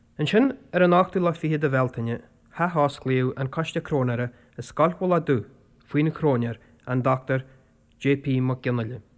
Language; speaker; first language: Irish; native; Irish